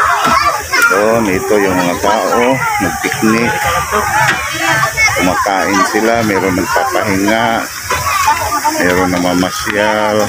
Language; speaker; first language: Filipino; non-native, local second language; Cebuano